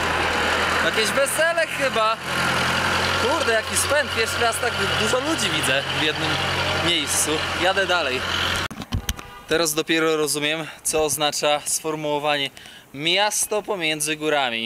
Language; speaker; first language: Polish; native; Polish